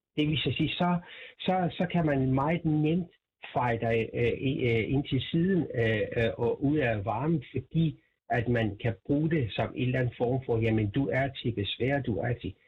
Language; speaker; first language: Danish; non-native, fluent; Persian